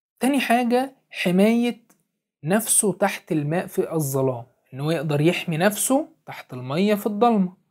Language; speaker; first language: Arabic; native; Arabic